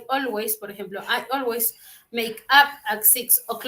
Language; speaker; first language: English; non-native, learner; Spanish